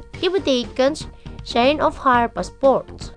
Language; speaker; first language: Dutch; non-native, learner; Indonesian